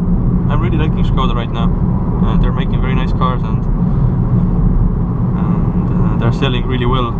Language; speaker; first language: English; non-native, fluent; Estonian